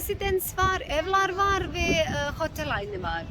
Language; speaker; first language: Turkish; non-native, learner; Bosnian